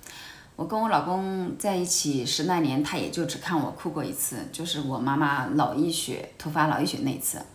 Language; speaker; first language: Chinese; native; Chinese